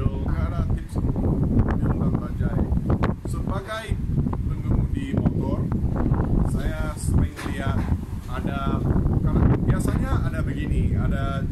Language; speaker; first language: Indonesian; non-native, fluent; English